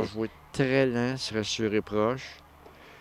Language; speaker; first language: French; native; French